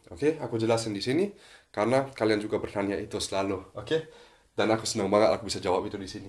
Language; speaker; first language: Indonesian; non-native, fluent; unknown